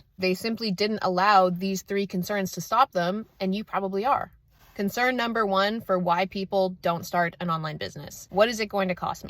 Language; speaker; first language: English; native; English